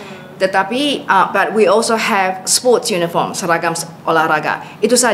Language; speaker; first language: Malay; non-native, fluent; English